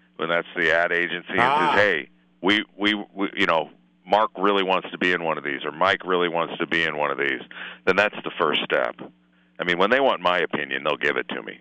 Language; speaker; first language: English; native; English